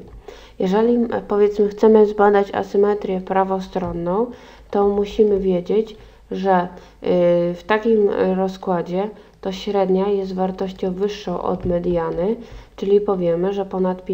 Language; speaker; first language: Polish; native; Polish